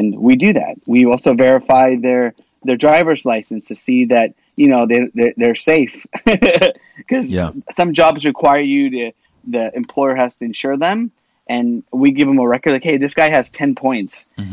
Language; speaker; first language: English; early bilingual, other home language; Spanish